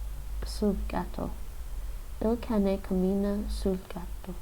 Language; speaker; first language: Italian; non-native, learner; English